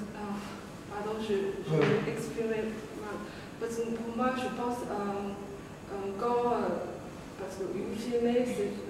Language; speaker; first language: French; non-native, learner; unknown